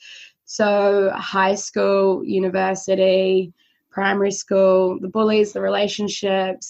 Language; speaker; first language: English; native; English